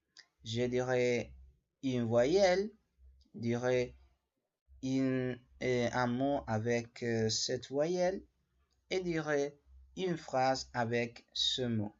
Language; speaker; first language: French; non-native, learner; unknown